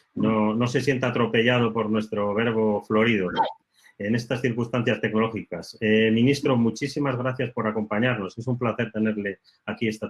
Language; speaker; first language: Spanish; native; Spanish